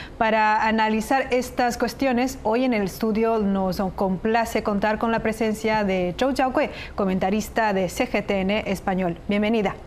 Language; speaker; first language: Spanish; non-native, fluent; Chinese